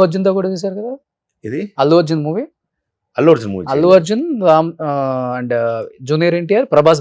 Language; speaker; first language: Telugu; native; Telugu